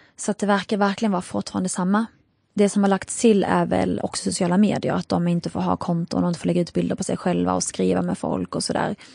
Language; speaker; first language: Swedish; early bilingual, other home language; Arabic